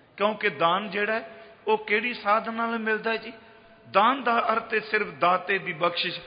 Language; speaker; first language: Punjabi; native; Punjabi